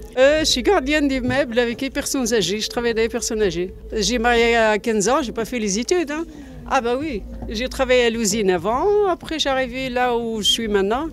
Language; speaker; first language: French; non-native, local second language; Berber languages